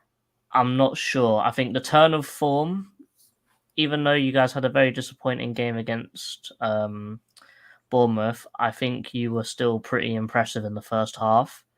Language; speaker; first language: English; native; English